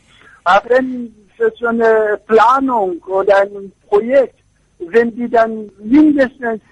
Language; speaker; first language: German; non-native, fluent; Persian